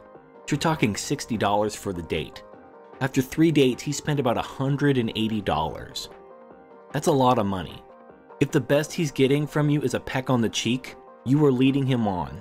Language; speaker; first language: English; native; English